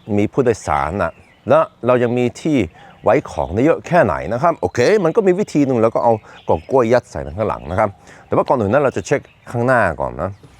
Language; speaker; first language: Thai; non-native, fluent; Norwegian